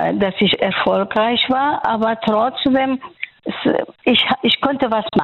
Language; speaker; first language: German; non-native, fluent; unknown